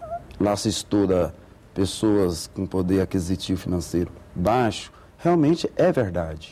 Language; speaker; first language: Portuguese; native; Portuguese